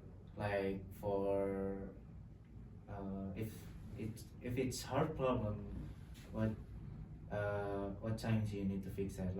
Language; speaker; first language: English; non-native, local second language; Indonesian